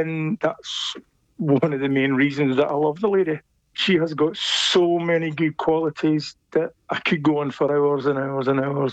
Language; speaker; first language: English; native; English